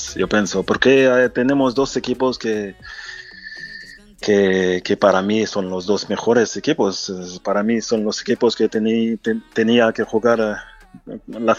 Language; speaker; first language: Spanish; non-native, fluent; French